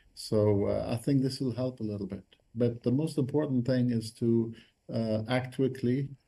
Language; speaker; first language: English; non-native, fluent; Arabic